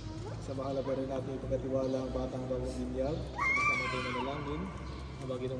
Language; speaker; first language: Filipino; native; Filipino